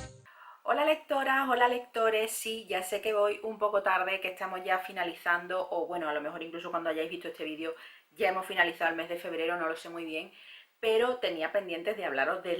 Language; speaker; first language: Spanish; native; Spanish